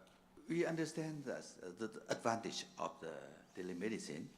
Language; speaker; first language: English; non-native, learner; Vietnamese